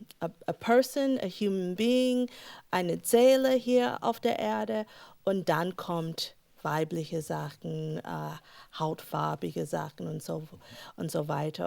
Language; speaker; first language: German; non-native, fluent; English